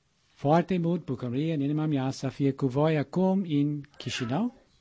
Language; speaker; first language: Romanian; non-native, learner; English